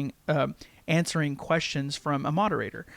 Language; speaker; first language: English; native; English